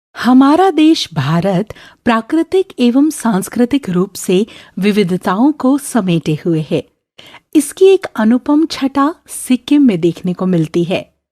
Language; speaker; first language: Hindi; native; Hindi